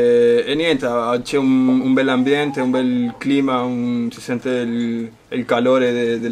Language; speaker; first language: Italian; non-native, fluent; Spanish